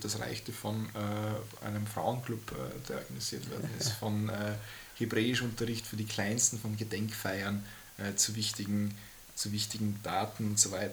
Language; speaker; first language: German; native; German